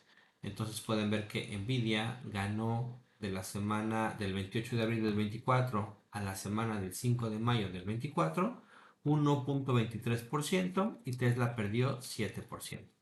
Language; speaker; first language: Spanish; native; Spanish